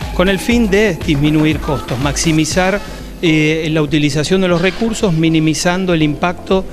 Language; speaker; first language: Spanish; native; Spanish